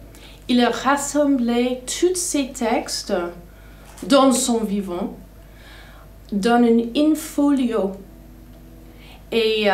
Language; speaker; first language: French; non-native, fluent; English